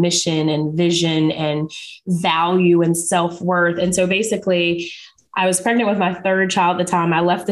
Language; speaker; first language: English; native; English